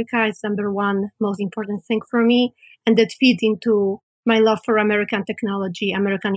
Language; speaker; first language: English; non-native, fluent; Polish